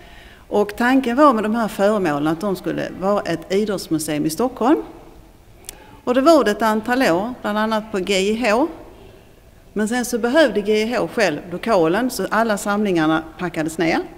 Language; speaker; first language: Swedish; native; Swedish